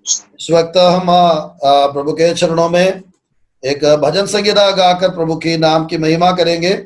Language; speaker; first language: Hindi; non-native, local second language; Malayalam